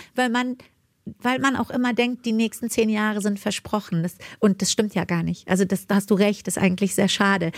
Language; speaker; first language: German; early bilingual, other home language; Persian